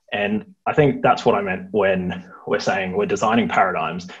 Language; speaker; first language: English; native; English